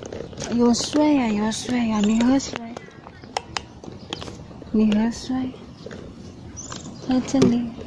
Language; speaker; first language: Chinese; non-native, learner; Indonesian